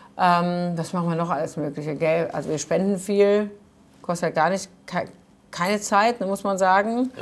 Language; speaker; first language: German; early bilingual, other home language; Croatian